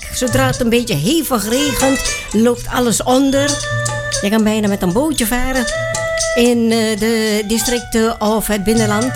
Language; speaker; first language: Dutch; native; Dutch